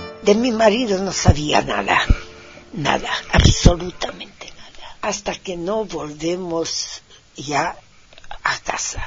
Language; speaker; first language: Spanish; non-native, fluent; Hungarian